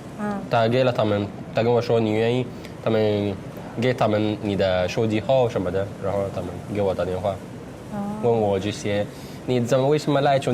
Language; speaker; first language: Chinese; non-native, learner; Arabic